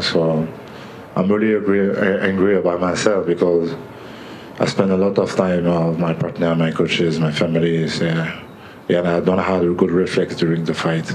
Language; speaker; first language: English; non-native, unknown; French